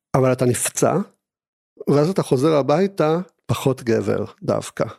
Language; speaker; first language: Hebrew; non-native, fluent; Spanish